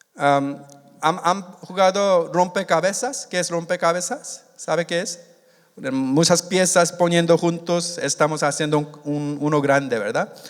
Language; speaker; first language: Spanish; non-native, fluent; Korean